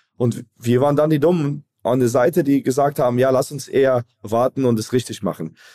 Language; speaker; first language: German; early bilingual, other home language; Croatian